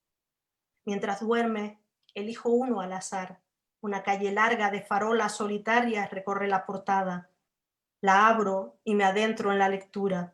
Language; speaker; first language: Spanish; native; Spanish